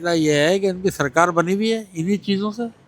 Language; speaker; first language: Hindi; native; Hindi